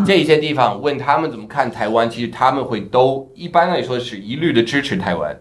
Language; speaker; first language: Chinese; non-native, fluent; English